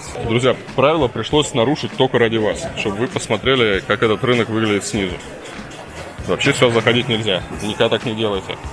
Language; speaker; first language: Russian; native; Russian